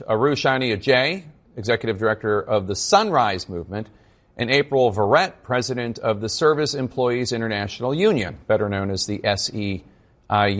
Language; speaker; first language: English; native; English